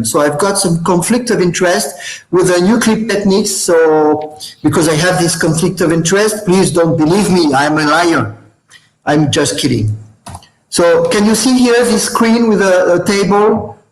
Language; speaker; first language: English; non-native, fluent; French